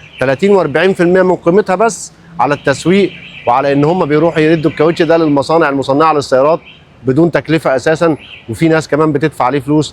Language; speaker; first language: Arabic; native; Arabic